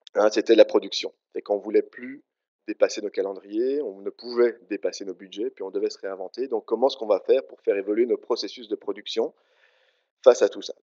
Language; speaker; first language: French; native; French